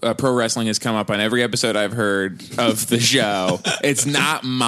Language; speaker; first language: English; native; English